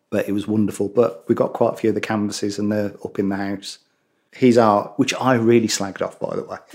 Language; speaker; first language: English; native; English